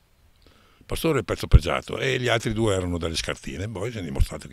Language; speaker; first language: Italian; native; Italian